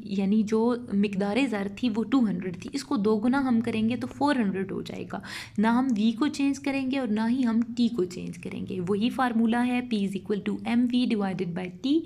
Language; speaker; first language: Urdu; non-native, local second language; Punjabi